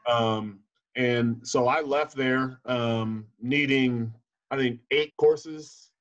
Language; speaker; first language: English; native; English